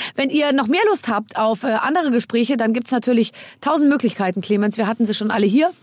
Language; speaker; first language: German; native; German